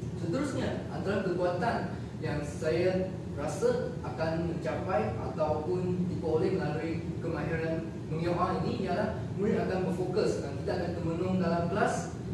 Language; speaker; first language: Malay; non-native, local second language; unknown